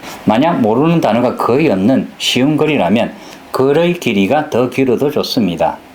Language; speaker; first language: Korean; native; Korean